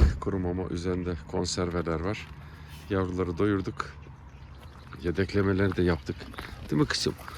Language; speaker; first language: Turkish; native; Turkish